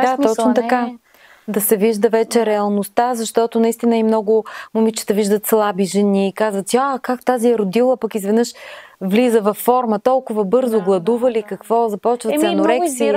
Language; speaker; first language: Bulgarian; native; Bulgarian